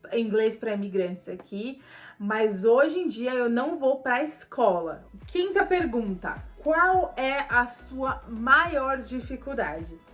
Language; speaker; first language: Portuguese; native; Portuguese